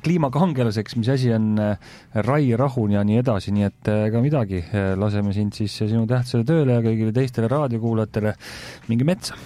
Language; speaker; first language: Estonian; native; Estonian